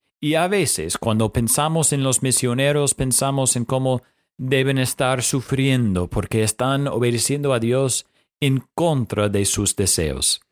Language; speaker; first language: Spanish; non-native, fluent; English